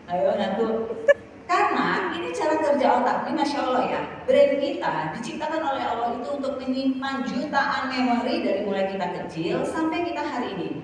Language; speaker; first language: Indonesian; native; Indonesian